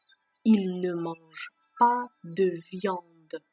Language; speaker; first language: French; non-native, fluent; Persian